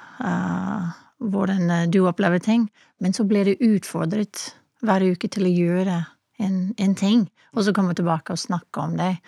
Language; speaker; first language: Norwegian; non-native, fluent; English